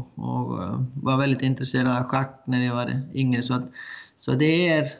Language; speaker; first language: Swedish; non-native, fluent; Icelandic